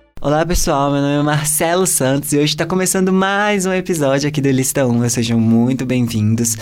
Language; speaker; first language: Portuguese; native; Portuguese